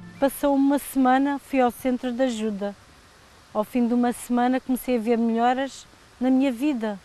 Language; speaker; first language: Portuguese; native; Portuguese